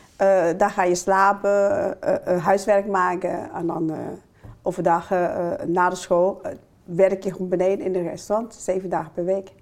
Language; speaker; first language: Dutch; non-native, fluent; Chinese